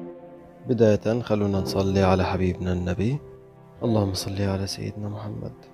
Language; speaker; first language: Arabic; native; Arabic